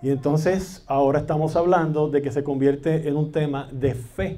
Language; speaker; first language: Spanish; native; Spanish